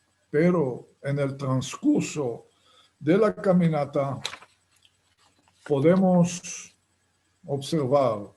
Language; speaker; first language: Spanish; non-native, fluent; Hebrew